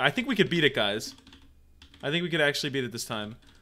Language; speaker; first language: English; native; English